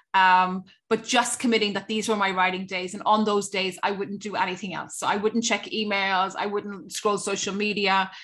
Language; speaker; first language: English; native; English